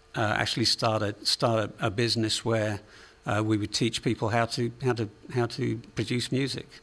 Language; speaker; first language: English; native; English